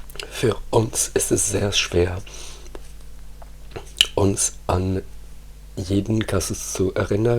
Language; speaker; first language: German; non-native, fluent; Italian